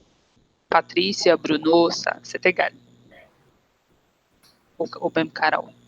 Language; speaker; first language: French; non-native, fluent; Portuguese